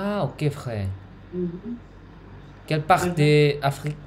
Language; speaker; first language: French; non-native, learner; Indonesian